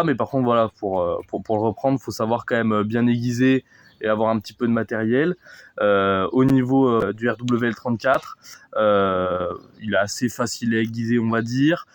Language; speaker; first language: French; native; French